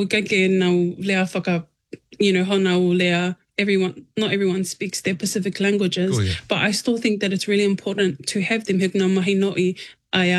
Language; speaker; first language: English; native; English